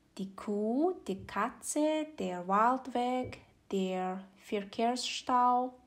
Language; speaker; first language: German; non-native, fluent; Mongolian